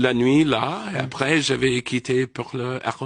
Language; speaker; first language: French; non-native, fluent; English